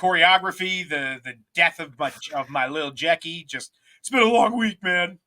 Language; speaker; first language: English; native; English